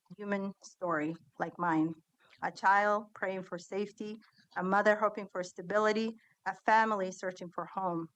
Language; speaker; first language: English; early bilingual, other home language; Somali